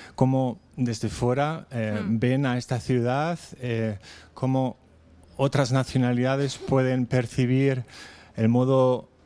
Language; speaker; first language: Spanish; non-native, fluent; German